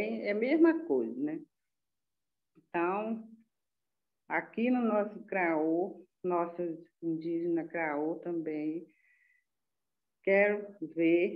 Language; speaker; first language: Portuguese; non-native, local second language; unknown